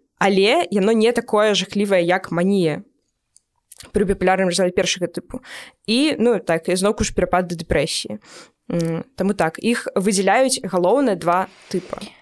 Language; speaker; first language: Belarusian; native; Belarusian